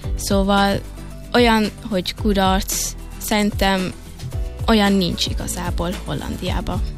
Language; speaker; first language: Hungarian; early bilingual, heritage; Hungarian